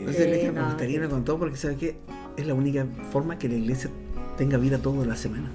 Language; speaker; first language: Spanish; native; Spanish